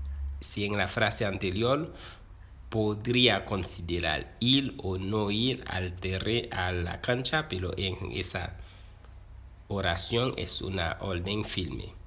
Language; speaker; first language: Spanish; non-native, fluent; Haitian Creole